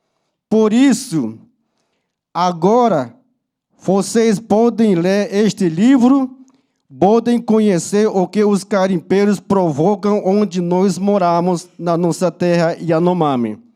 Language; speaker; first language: Portuguese; non-native, local second language; Yanomámi